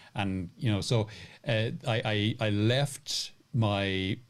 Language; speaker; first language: English; native; English